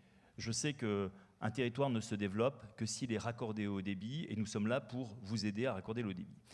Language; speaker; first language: French; native; French